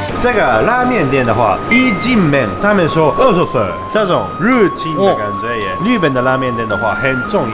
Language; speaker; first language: Chinese; non-native, fluent; Japanese